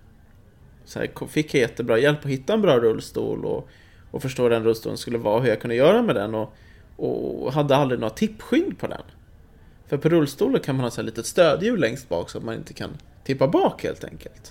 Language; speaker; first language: Swedish; native; Swedish